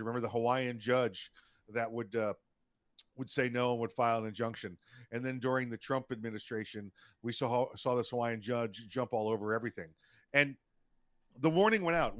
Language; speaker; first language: English; native; English